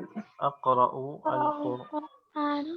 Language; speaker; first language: Arabic; non-native, fluent; Urdu